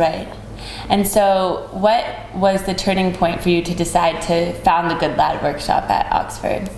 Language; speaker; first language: English; native; English